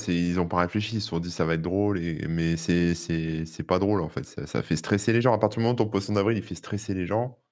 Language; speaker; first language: French; native; French